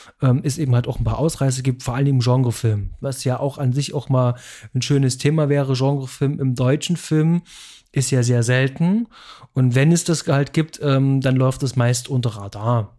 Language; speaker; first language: German; native; German